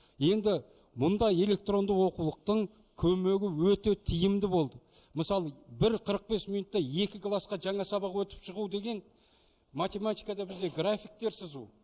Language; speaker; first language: Kazakh; native; Kazakh